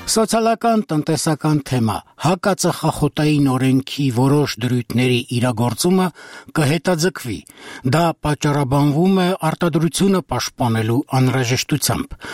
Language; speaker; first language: Armenian; native; Armenian